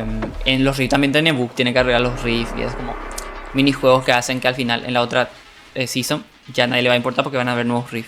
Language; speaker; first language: Spanish; native; Spanish